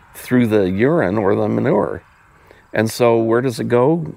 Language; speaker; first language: English; native; English